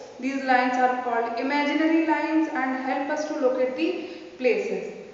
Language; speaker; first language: English; non-native, local second language; Hindi